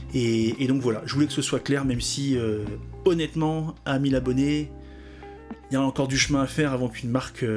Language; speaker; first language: French; native; French